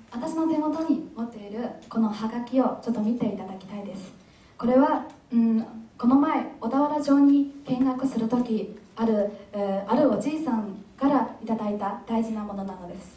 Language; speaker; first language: Japanese; non-native, fluent; Chinese